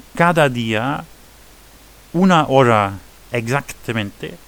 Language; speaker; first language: Spanish; non-native, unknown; French